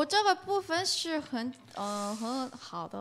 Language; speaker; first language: Chinese; non-native, learner; Korean